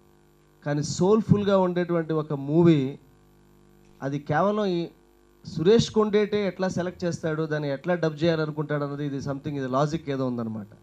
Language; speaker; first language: Telugu; native; Telugu